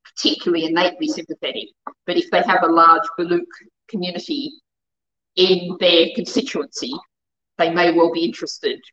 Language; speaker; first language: English; native; English